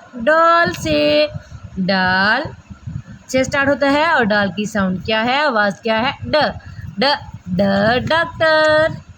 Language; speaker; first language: Urdu; non-native, local second language; Punjabi